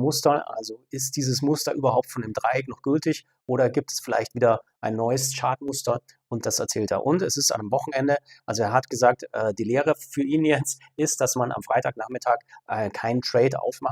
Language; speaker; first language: German; native; German